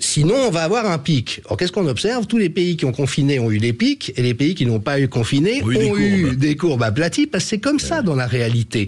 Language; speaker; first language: French; native; French